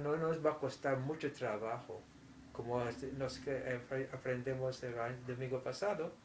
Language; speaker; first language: Spanish; non-native, fluent; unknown